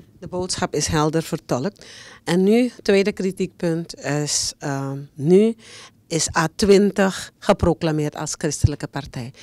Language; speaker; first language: Dutch; native; Dutch